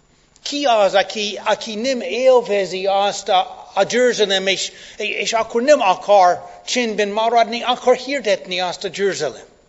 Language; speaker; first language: Hungarian; non-native, fluent; English